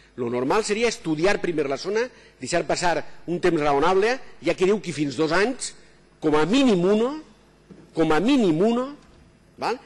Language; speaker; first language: Catalan; native; Catalan